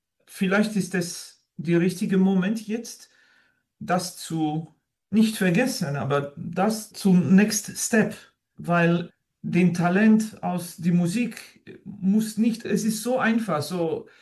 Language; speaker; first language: German; non-native, fluent; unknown